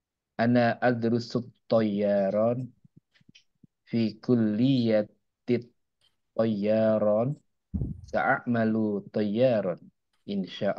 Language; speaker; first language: Arabic; non-native, learner; Indonesian